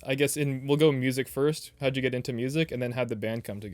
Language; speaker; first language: English; native; English